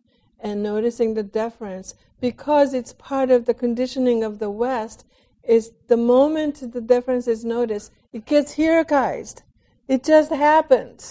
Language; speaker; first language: English; non-native, fluent; Japanese